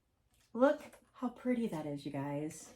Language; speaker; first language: English; native; English